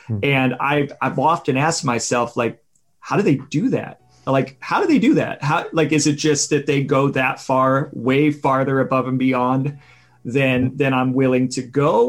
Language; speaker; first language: English; native; English